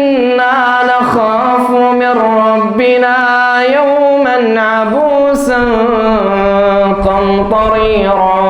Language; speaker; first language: Indonesian; non-native, learner; Arabic